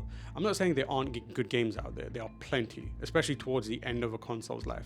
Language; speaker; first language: English; native; English